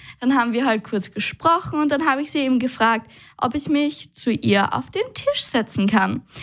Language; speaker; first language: German; native; German